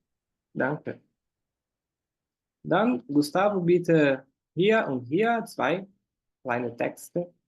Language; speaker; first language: German; non-native, fluent; Portuguese